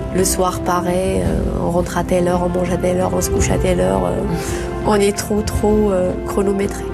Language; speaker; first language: French; non-native, local second language; Arabic